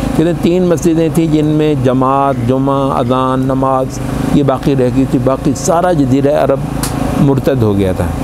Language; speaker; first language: Urdu; non-native, local second language; Punjabi